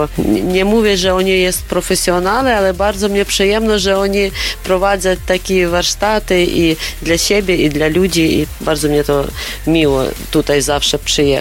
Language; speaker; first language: Polish; non-native, learner; Ukrainian